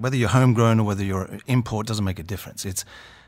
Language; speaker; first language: English; native; English